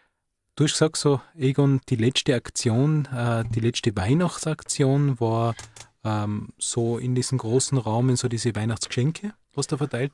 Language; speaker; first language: German; native; German